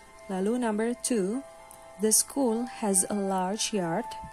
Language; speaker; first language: English; non-native, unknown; Indonesian